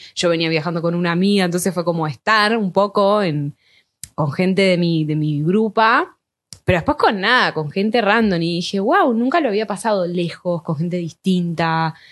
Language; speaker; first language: Spanish; native; Spanish